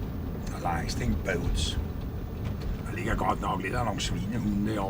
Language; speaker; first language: Danish; native; Danish